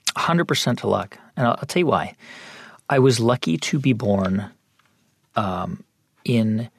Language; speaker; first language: English; native; English